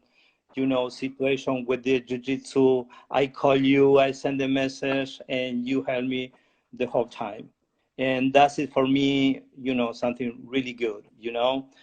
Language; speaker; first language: English; non-native, learner; Spanish